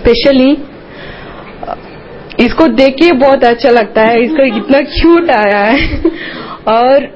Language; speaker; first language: Hindi; non-native, local second language; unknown